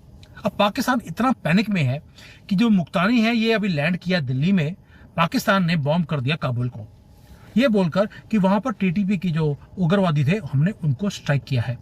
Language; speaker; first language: Hindi; native; Hindi